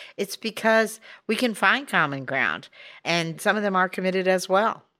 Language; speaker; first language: English; native; English